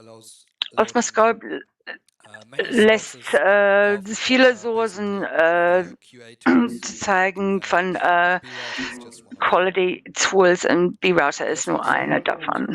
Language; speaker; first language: German; non-native, learner; English